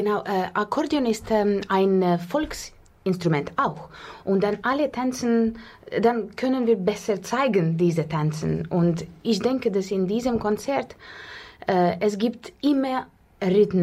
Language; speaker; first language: German; non-native, learner; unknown